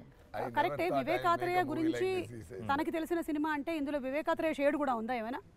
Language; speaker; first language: Telugu; native; Telugu